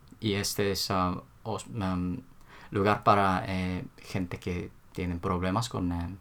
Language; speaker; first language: Spanish; non-native, learner; Korean